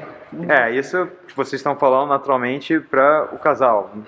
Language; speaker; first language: Portuguese; native; Portuguese